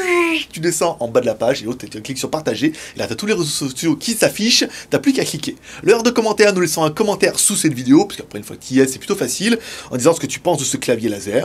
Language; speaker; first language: French; native; French